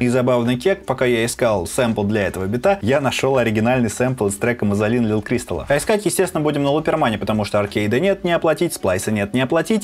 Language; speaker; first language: Russian; native; Russian